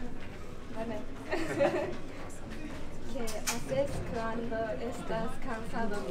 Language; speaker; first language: Spanish; non-native, learner; Japanese